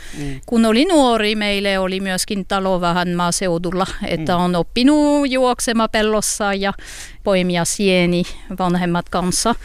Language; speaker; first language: Finnish; non-native, learner; French